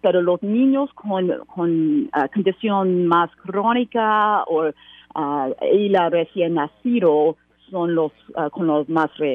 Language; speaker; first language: Spanish; non-native, learner; English